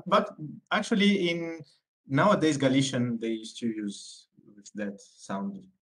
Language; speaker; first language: English; non-native, fluent; Portuguese